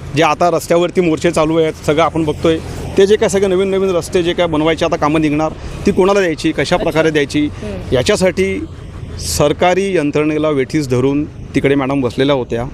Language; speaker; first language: Marathi; native; Marathi